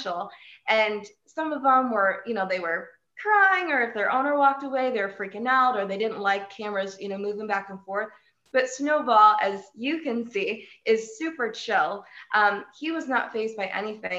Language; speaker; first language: English; native; English